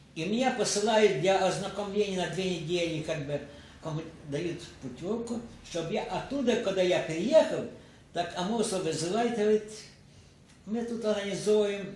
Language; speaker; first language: Russian; non-native, local second language; Ukrainian